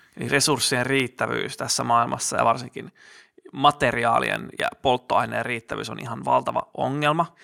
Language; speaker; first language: Finnish; native; Finnish